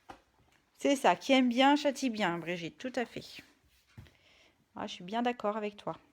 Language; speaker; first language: French; native; French